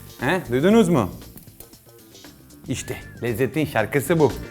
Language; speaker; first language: Turkish; non-native, fluent; Italian